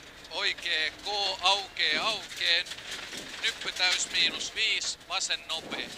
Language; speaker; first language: Finnish; native; Finnish